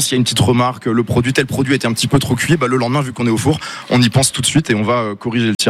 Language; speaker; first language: French; native; French